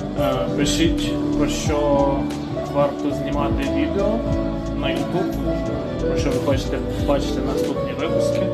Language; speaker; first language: Ukrainian; native; Ukrainian